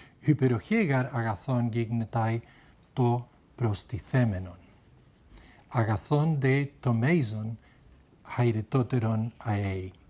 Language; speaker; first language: Greek; non-native, fluent; Spanish